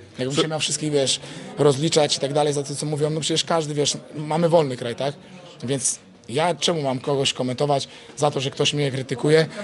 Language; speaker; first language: Polish; native; Polish